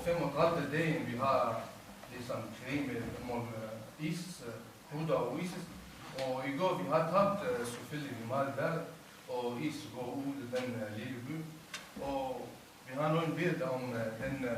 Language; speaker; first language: Danish; non-native, learner; Kurdish